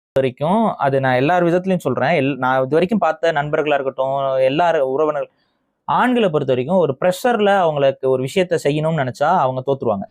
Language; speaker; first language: Tamil; native; Tamil